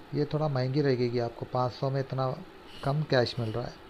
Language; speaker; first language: Hindi; non-native, local second language; Urdu